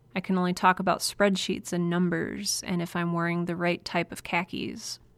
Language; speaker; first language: English; native; English